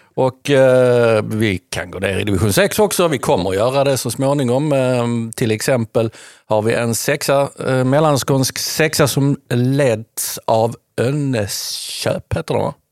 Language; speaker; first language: Swedish; native; Swedish